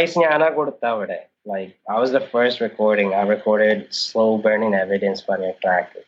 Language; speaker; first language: English; early bilingual, other home language; Malayalam